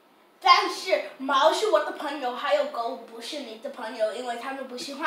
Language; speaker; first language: Chinese; non-native, learner; English